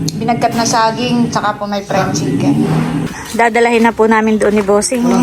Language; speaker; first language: Filipino; native; Filipino